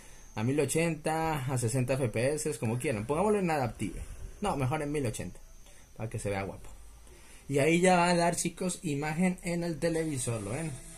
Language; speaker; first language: Spanish; native; Spanish